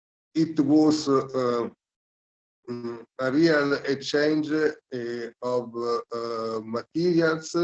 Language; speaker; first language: English; non-native, learner; Italian